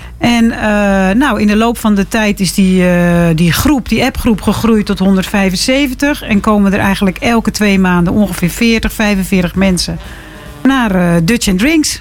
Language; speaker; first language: Dutch; native; Dutch